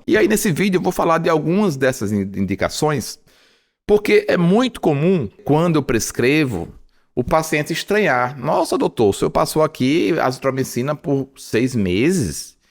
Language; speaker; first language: Portuguese; native; Portuguese